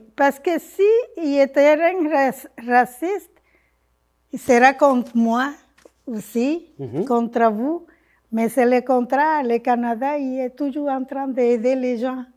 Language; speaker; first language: French; non-native, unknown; Spanish